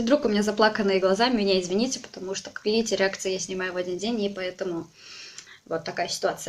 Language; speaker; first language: Russian; native; Russian